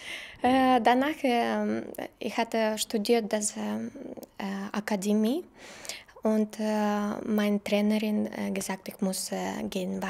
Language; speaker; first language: German; non-native, learner; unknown